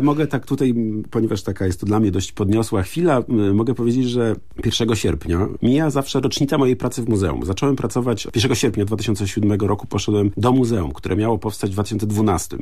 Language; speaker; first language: Polish; native; Polish